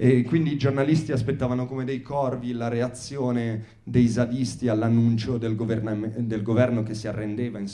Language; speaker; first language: Italian; native; Italian